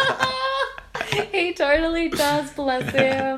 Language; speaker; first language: English; native; English